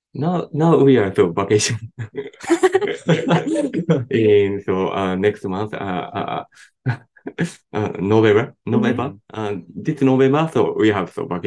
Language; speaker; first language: English; non-native, learner; Japanese